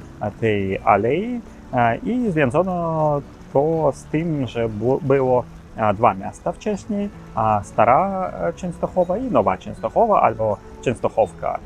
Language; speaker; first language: Polish; non-native, learner; Ukrainian